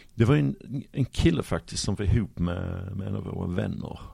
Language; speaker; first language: Swedish; non-native, fluent; English